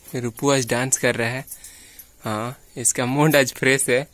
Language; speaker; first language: Hindi; native; Hindi